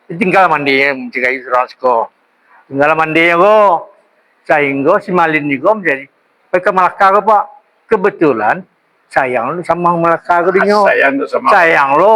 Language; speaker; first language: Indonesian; non-native, local second language; Minangkabau